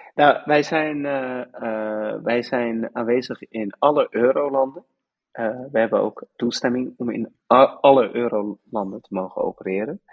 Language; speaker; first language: Dutch; early bilingual, other home language; Persian